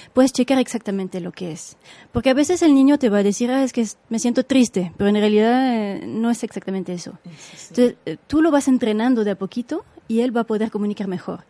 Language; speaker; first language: Spanish; non-native, fluent; French